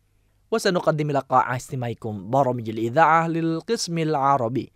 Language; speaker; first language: Arabic; non-native, fluent; Indonesian